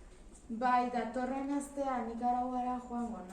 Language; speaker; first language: Basque; non-native, learner; Spanish